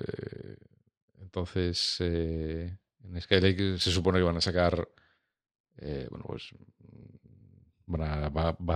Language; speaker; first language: Spanish; native; Spanish